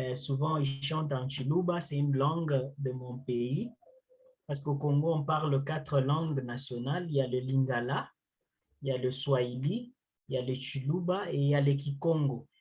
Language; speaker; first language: French; non-native, local second language; Luba-Lulua